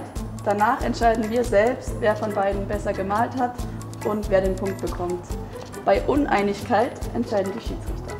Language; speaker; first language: German; native; German